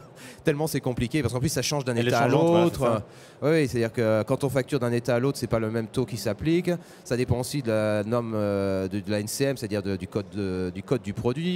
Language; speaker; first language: French; native; French